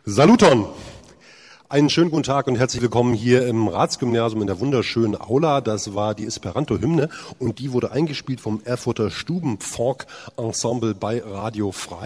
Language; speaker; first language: German; native; German